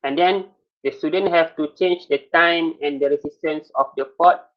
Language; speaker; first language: English; non-native, local second language; Malay